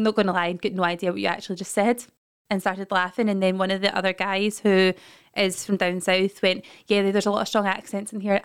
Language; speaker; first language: English; native; English